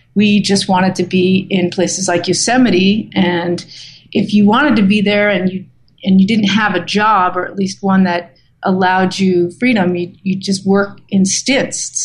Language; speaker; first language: English; native; English